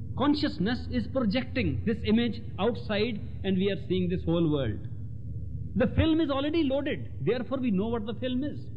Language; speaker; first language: English; non-native, local second language; Hindi